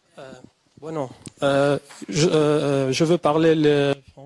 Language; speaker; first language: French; non-native, learner; Arabic